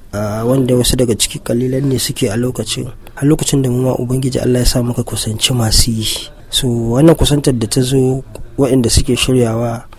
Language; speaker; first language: Hausa; native; Hausa